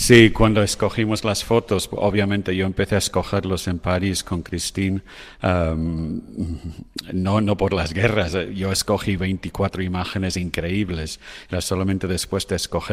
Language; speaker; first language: Spanish; non-native, fluent; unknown